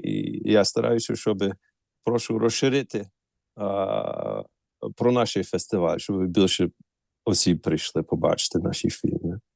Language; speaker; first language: Ukrainian; early bilingual, heritage; Ukrainian